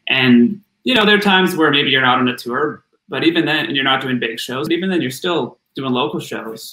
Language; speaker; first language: English; native; English